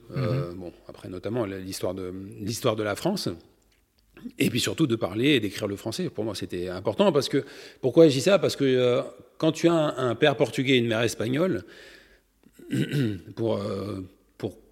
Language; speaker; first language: French; native; French